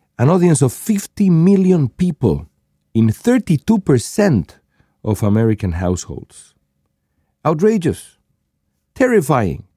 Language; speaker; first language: English; non-native, fluent; Spanish